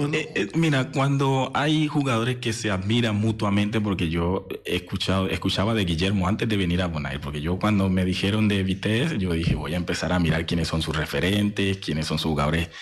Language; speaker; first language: Spanish; native; Spanish